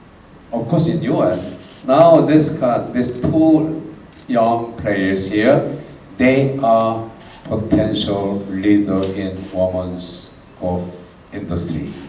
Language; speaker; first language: English; non-native, fluent; Korean